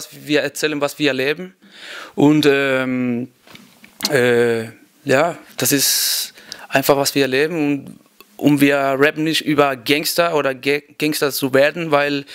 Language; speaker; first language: German; non-native, fluent; Spanish